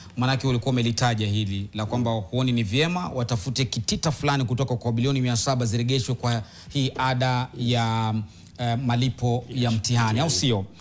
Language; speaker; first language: Swahili; native; Swahili